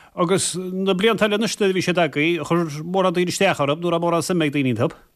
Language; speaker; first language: Irish; native; Irish